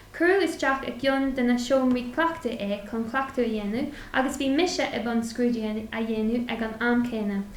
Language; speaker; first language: Irish; non-native, local second language; English